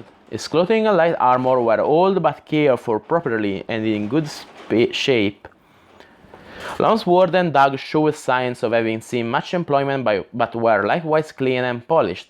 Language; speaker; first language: English; non-native, fluent; Italian